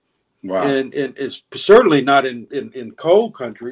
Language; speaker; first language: English; native; English